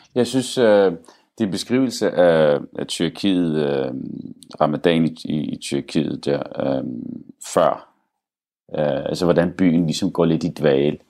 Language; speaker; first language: Danish; early bilingual, other home language; Arabic